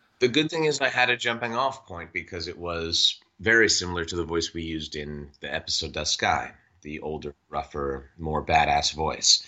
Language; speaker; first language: English; native; English